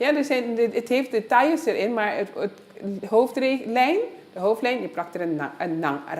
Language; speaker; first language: Dutch; non-native, local second language; Papiamento